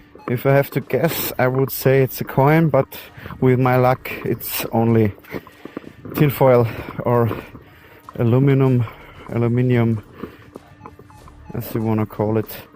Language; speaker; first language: English; non-native, fluent; German